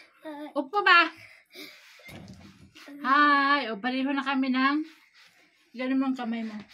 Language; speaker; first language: Filipino; non-native, local second language; Cebuano